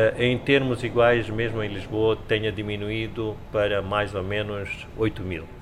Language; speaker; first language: Portuguese; non-native, local second language; Gujarati